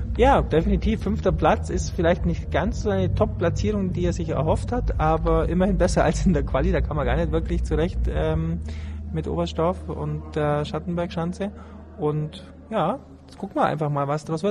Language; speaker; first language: German; native; German